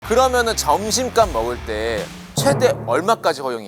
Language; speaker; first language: Korean; native; Korean